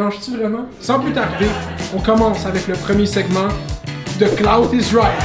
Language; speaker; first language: French; native; French